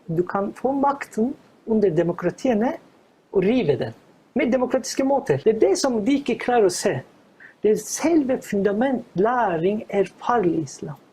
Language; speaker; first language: Norwegian; non-native, fluent; Turkish